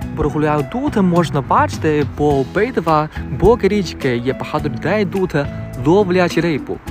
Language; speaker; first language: Ukrainian; non-native, learner; Chinese